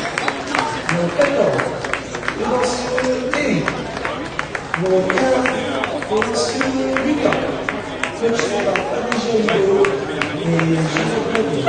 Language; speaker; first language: French; native; French